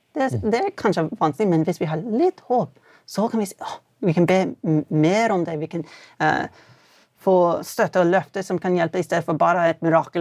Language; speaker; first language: Swedish; non-native, fluent; English